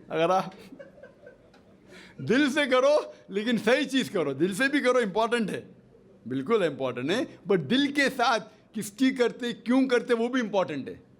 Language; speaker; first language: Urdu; non-native, local second language; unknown